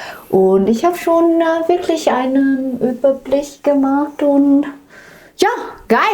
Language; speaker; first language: German; non-native, learner; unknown